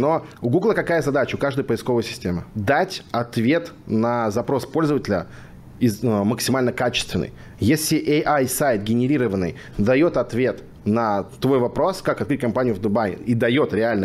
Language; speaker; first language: Russian; native; Russian